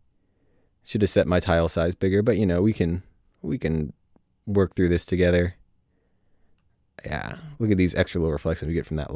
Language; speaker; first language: English; native; English